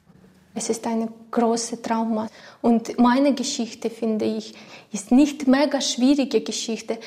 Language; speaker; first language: German; non-native, learner; Ukrainian